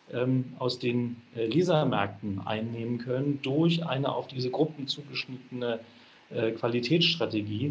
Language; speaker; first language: German; native; German